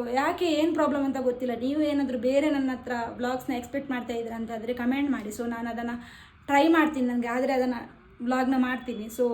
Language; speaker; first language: Kannada; non-native, local second language; Tulu